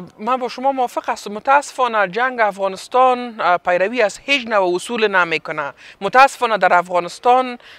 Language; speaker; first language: Persian; native; Persian